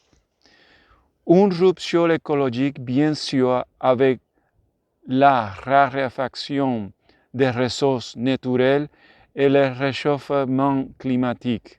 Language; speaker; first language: French; non-native, learner; Spanish